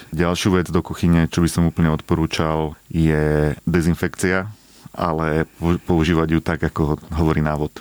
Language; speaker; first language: Slovak; native; Slovak